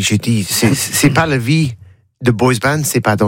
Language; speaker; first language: French; non-native, learner; English